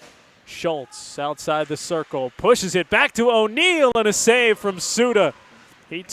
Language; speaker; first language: English; native; English